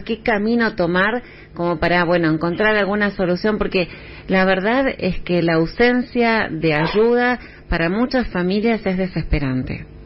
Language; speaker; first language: Spanish; native; Spanish